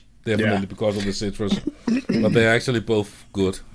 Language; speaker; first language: English; non-native, fluent; Danish